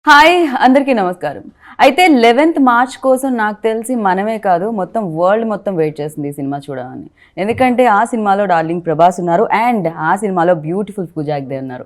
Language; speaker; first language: Telugu; native; Telugu